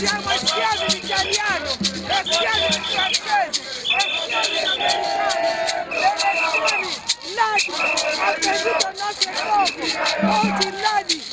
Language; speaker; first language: Italian; non-native, learner; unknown